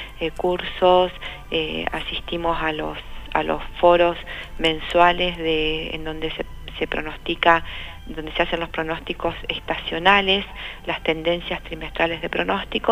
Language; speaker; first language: Spanish; native; Spanish